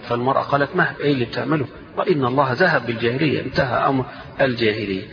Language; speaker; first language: Arabic; native; Arabic